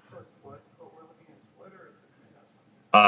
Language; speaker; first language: English; native; English